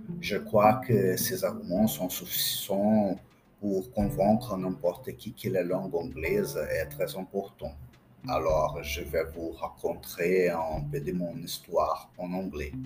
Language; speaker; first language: French; non-native, learner; Portuguese